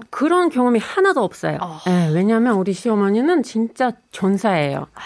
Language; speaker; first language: Korean; non-native, fluent; Russian